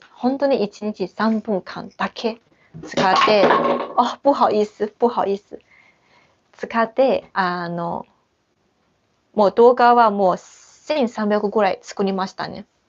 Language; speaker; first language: Japanese; non-native, fluent; Chinese